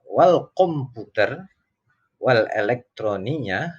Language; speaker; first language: Arabic; non-native, fluent; Indonesian